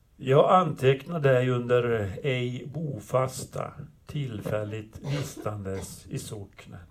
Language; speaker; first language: Swedish; native; Swedish